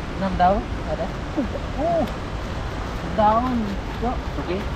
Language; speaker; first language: Indonesian; non-native, learner; Filipino